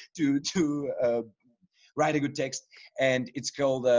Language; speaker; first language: English; non-native, fluent; Czech